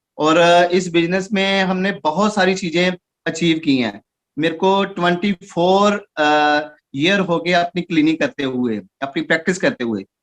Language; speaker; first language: Hindi; non-native, local second language; Punjabi